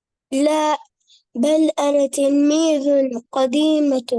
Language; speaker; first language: Arabic; non-native, learner; Bangla